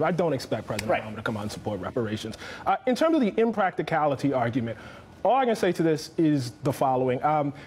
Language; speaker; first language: English; native; English